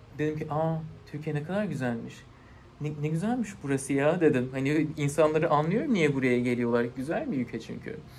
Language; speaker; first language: Turkish; native; Turkish